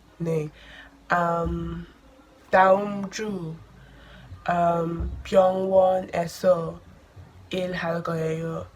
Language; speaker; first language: Korean; non-native, learner; English